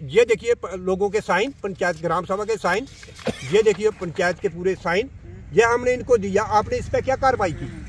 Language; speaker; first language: Hindi; native; Hindi